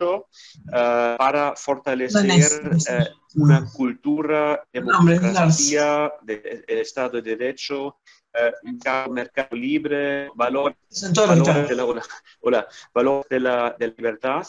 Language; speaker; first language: Spanish; non-native, fluent; German